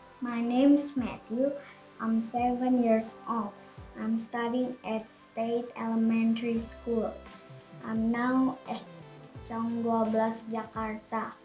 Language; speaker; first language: English; non-native, learner; Indonesian